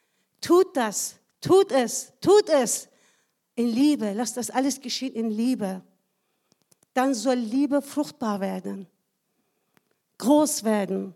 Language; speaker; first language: German; non-native, fluent; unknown